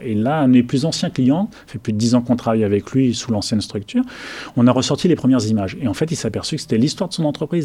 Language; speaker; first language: French; native; French